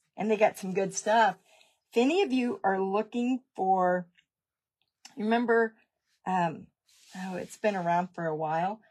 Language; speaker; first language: English; native; English